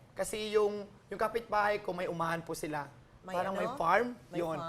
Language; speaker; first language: Filipino; non-native, local second language; Waray